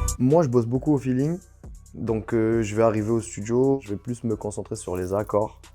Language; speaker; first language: French; non-native, local second language; Arabic